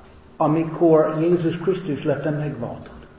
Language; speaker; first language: Hungarian; non-native, learner; English